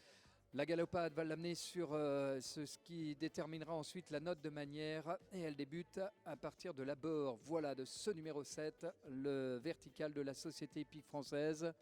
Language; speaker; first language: French; native; French